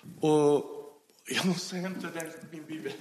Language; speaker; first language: Swedish; non-native, fluent; Persian